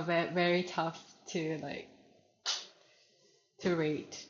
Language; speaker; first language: English; non-native, learner; Thai